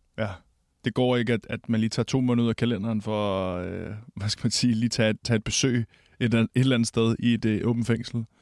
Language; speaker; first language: Danish; native; Danish